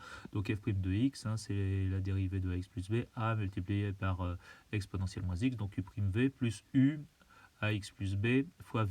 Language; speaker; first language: French; native; French